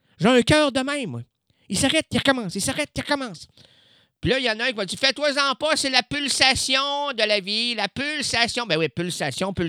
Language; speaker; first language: French; native; French